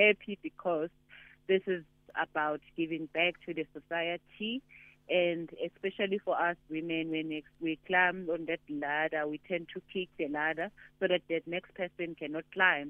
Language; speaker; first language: English; non-native, local second language; Zulu